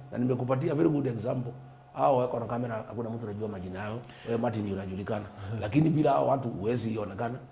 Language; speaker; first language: Swahili; non-native, local second language; Kikuyu